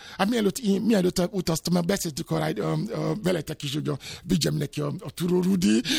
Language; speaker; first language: Hungarian; non-native, learner; Yoruba